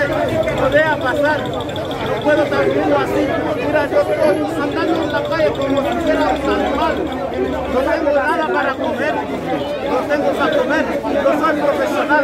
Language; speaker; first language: Spanish; non-native, fluent; Haitian Creole